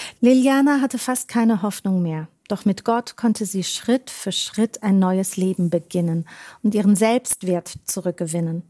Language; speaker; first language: German; native; German